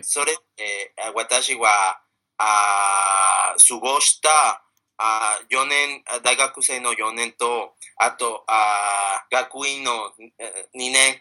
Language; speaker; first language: Japanese; non-native, fluent; Spanish